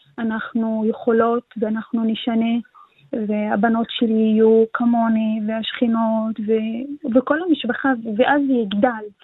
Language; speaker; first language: Hebrew; non-native, local second language; Arabic